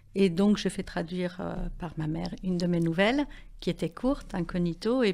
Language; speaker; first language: French; non-native, fluent; Spanish